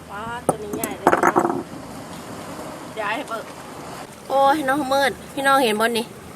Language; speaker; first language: Thai; native; Thai